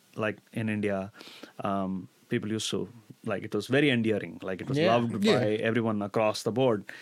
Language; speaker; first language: English; non-native, local second language; Tamil